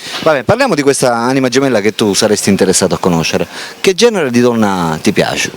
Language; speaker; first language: Italian; native; Italian